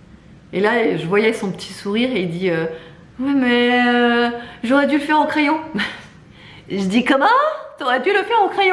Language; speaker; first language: French; native; French